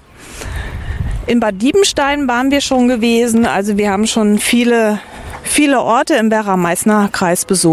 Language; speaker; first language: German; native; German